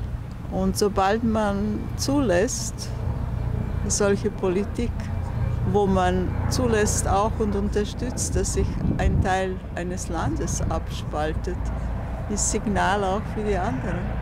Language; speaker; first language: German; non-native, fluent; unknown